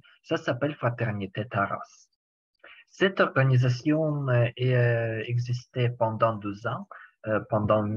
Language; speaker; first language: French; non-native, learner; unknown